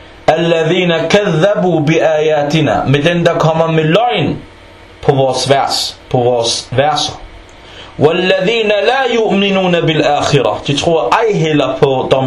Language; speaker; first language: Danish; early bilingual, other home language; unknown